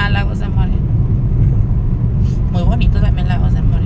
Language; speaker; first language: Spanish; native; Spanish